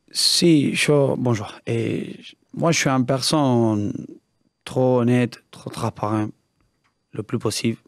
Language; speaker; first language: French; non-native, learner; Spanish